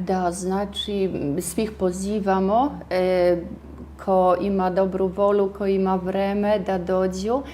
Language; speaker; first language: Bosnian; non-native, fluent; Russian